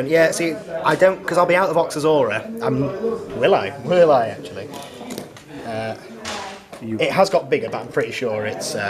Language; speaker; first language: English; native; English